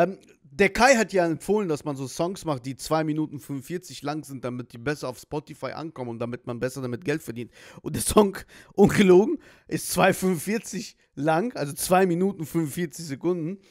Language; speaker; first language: German; native; German